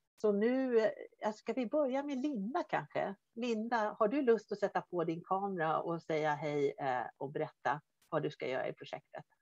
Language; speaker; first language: Swedish; native; Swedish